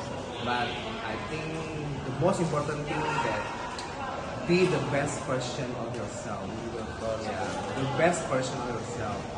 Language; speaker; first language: English; non-native, learner; Indonesian